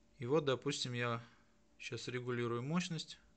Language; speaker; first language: Russian; native; Russian